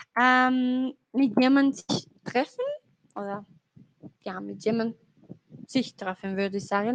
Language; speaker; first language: German; non-native, fluent; Spanish